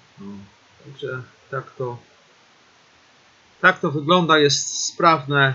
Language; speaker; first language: Polish; native; Polish